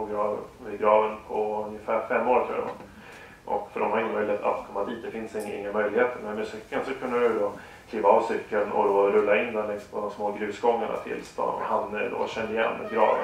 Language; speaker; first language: Swedish; native; Swedish